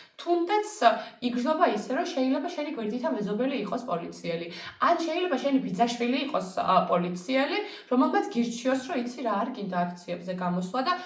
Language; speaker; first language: Georgian; native; Georgian